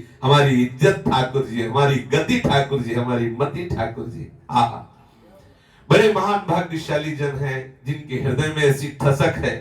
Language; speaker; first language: Hindi; native; Hindi